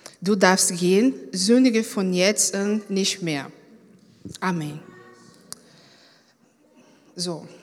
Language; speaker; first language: German; non-native, fluent; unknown